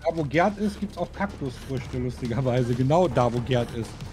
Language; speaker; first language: German; native; German